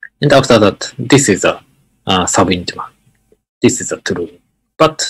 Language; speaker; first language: English; non-native, learner; Japanese